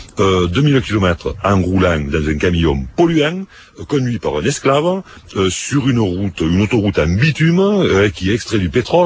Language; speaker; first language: French; native; French